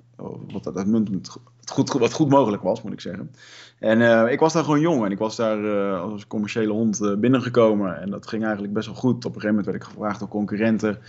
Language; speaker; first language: Dutch; native; Dutch